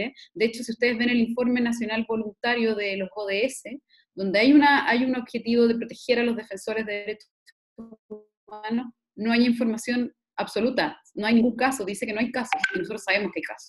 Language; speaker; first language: Spanish; native; Spanish